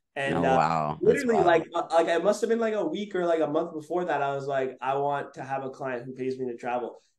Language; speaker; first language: English; native; English